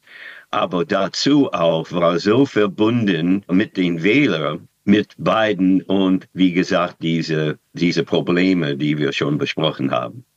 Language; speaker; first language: German; non-native, fluent; English